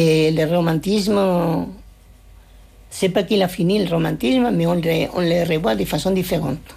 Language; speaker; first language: French; non-native, fluent; Spanish